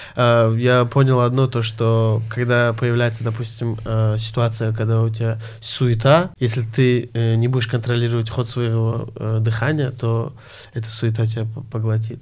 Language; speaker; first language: Russian; early bilingual, other home language; Azerbaijani